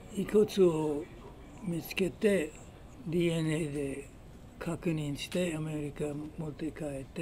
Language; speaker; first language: Japanese; non-native, fluent; English